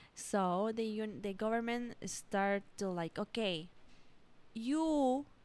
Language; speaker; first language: English; non-native, learner; Spanish